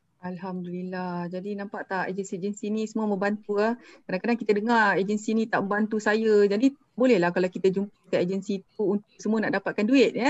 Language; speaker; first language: Malay; native; Malay